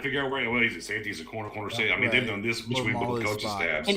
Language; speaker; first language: English; native; English